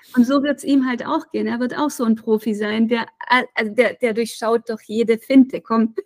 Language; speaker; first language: German; native; German